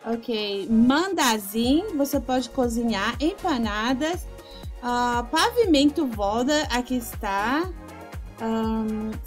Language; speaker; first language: Portuguese; non-native, fluent; Spanish